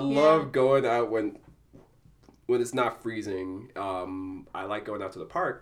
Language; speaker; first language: English; early bilingual, other home language; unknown